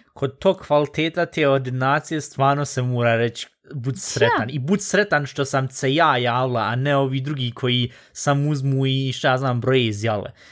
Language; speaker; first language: Bosnian; early bilingual, heritage; Bosnian